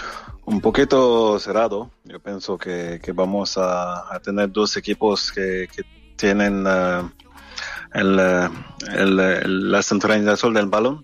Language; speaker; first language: Spanish; non-native, fluent; French